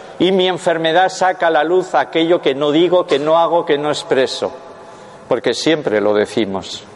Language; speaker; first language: Spanish; non-native, local second language; Basque